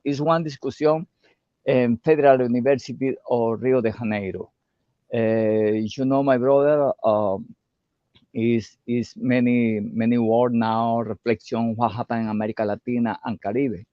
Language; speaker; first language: English; non-native, learner; Portuguese